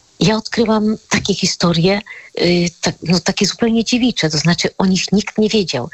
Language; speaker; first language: Polish; native; Polish